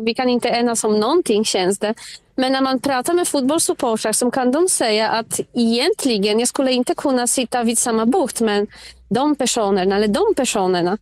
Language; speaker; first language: Swedish; non-native, fluent; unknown